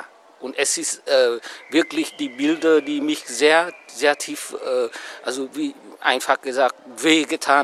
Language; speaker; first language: German; non-native, learner; Vietnamese